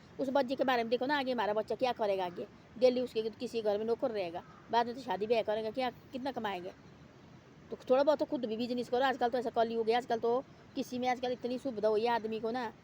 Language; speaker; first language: Hindi; non-native, local second language; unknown